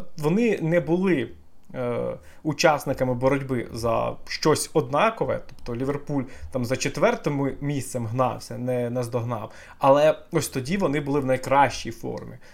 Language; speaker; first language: Ukrainian; native; Ukrainian